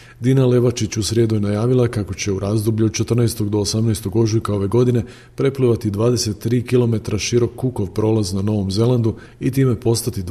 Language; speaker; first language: Croatian; native; Croatian